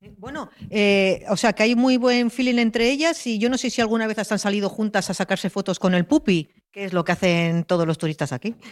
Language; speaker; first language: Spanish; native; Spanish